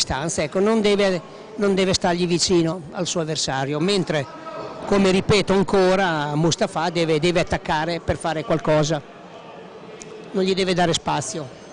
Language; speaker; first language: Italian; native; Italian